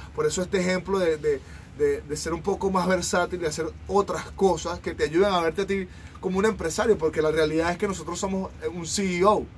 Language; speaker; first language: Spanish; native; Spanish